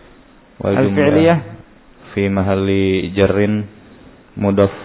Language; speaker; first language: Arabic; non-native, learner; Indonesian